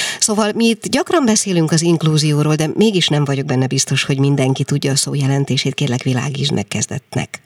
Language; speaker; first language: Hungarian; native; Hungarian